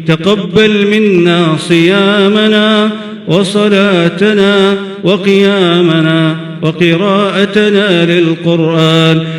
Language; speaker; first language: Arabic; native; Arabic